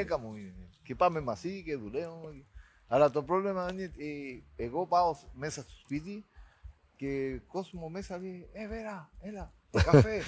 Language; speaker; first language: Greek; non-native, learner; Spanish